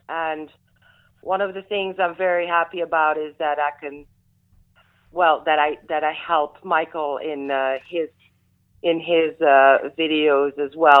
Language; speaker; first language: English; non-native, fluent; Dutch